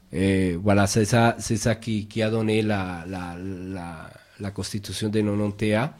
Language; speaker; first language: French; non-native, fluent; Spanish